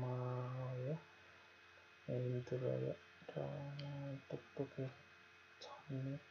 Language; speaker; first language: Korean; non-native, learner; Nepali